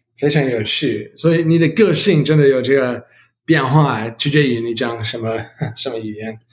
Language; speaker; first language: Chinese; non-native, learner; English